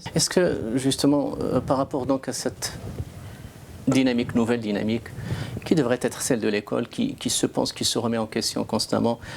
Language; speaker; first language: French; non-native, local second language; Arabic